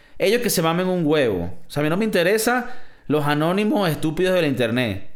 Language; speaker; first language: Spanish; native; Spanish